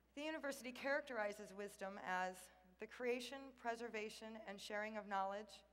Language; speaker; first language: English; native; English